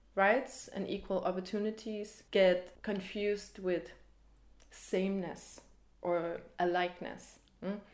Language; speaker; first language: English; early bilingual, other home language; Danish